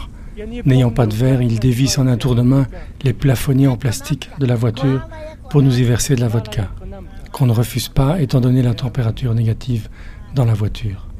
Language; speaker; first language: French; native; French